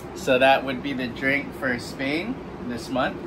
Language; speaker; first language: English; native; English